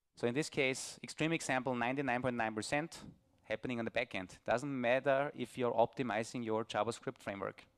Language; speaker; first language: English; non-native, fluent; German